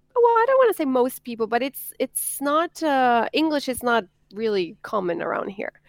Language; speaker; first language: English; non-native, fluent; Spanish